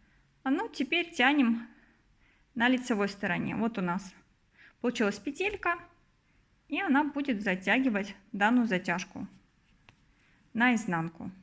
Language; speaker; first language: Russian; native; Russian